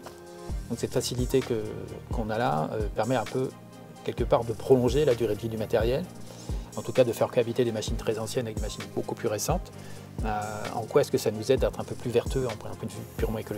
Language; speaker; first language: French; native; French